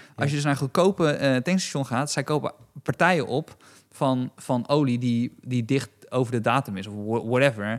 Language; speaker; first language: Dutch; native; Dutch